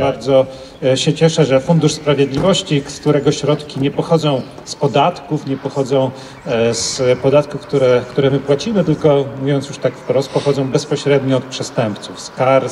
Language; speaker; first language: Polish; native; Polish